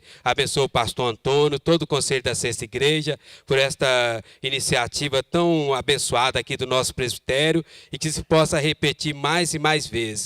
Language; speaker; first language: Portuguese; native; Portuguese